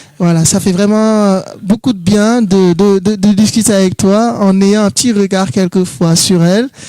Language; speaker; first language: French; non-native, local second language; Wolof